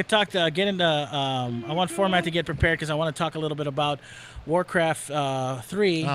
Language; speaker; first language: English; native; English